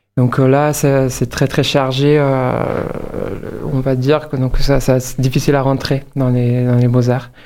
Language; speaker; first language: French; non-native, fluent; Hungarian